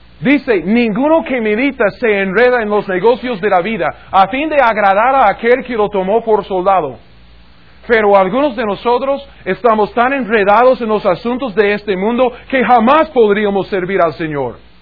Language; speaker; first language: Spanish; non-native, fluent; English